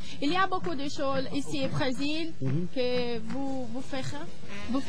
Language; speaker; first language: French; non-native, learner; Portuguese